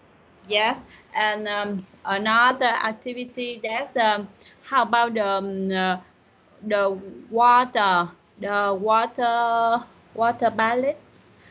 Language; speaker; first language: English; non-native, learner; Vietnamese